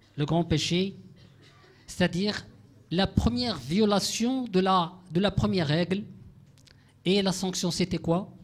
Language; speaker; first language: French; non-native, local second language; Arabic